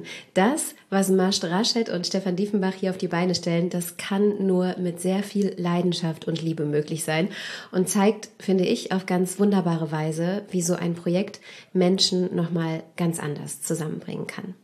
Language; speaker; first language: German; native; German